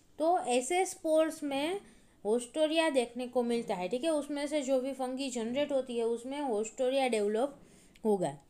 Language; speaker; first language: Hindi; non-native, local second language; Gujarati